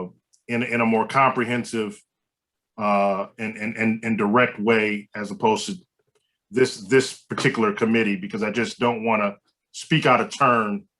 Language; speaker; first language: English; native; English